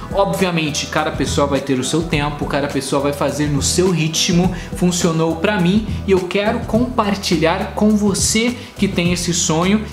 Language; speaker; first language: Portuguese; native; Portuguese